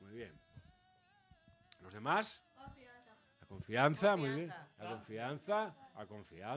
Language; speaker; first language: Spanish; native; Spanish